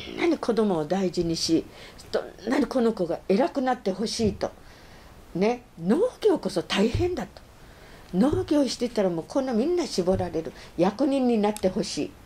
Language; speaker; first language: Japanese; native; Japanese